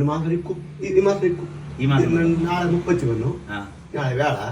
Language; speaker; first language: Malayalam; non-native, learner; Kannada